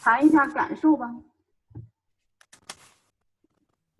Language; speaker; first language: Chinese; native; Chinese